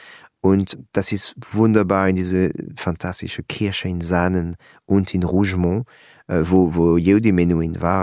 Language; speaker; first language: German; non-native, learner; French